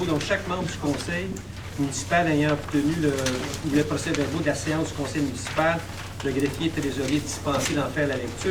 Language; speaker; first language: French; native; French